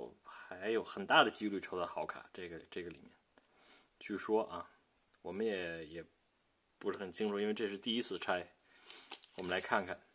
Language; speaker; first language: Chinese; native; Chinese